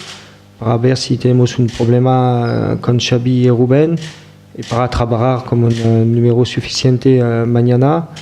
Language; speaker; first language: Spanish; non-native, fluent; French